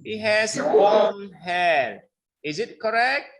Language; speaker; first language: English; non-native, learner; Indonesian